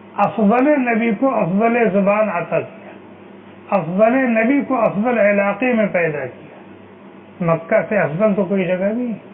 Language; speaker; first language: Urdu; native; Urdu